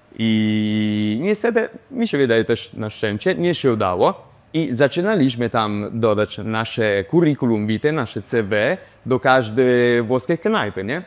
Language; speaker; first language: Polish; non-native, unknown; Italian